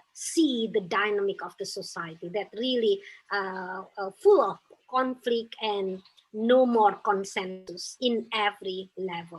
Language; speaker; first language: English; non-native, fluent; Indonesian